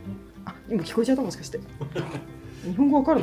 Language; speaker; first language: Japanese; native; Japanese